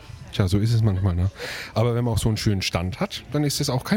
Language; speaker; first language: German; native; German